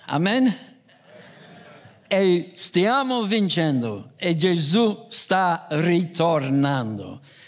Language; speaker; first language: Italian; non-native, fluent; English